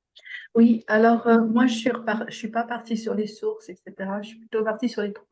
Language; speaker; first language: French; native; French